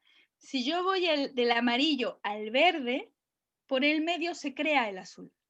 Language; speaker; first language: Spanish; native; Spanish